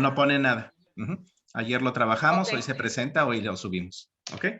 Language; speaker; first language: Spanish; native; Spanish